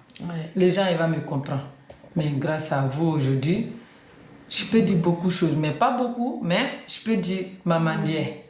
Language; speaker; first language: French; non-native, learner; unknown